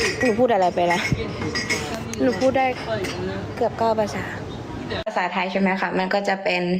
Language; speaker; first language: Thai; early bilingual, heritage; Thai